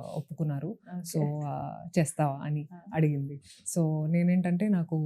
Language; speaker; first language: Telugu; non-native, local second language; Hindi